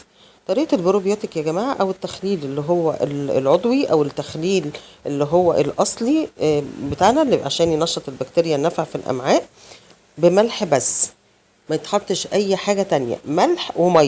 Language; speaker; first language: Arabic; native; Arabic